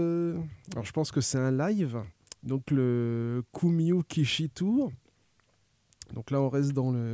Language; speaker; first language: French; native; French